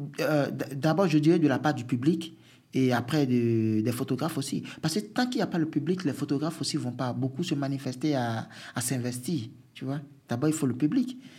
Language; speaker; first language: French; non-native, local second language; Fon